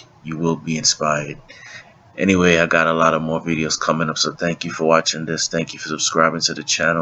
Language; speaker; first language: English; native; English